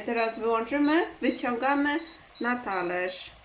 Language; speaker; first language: Polish; non-native, learner; Chinese